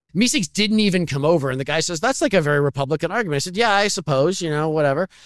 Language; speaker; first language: English; native; English